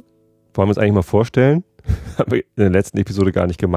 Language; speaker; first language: German; native; German